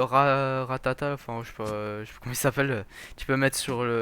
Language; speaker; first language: French; native; French